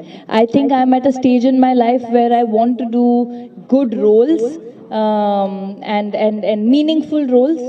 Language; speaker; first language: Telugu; non-native, fluent; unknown